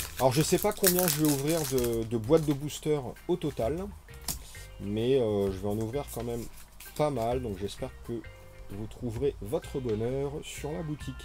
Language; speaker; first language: French; native; French